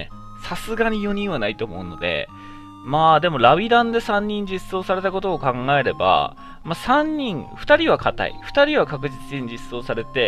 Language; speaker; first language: Japanese; native; Japanese